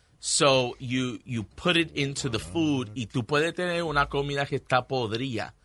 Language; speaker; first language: Spanish; early bilingual, heritage; Spanish